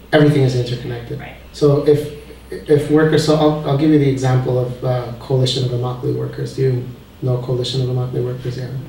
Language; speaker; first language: English; early bilingual, other home language; Spanish